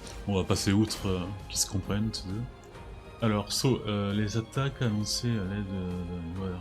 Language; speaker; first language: French; native; French